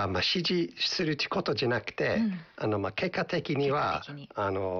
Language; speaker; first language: Japanese; non-native, fluent; English